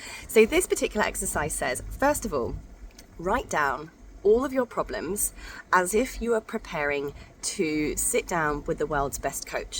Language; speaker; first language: English; native; English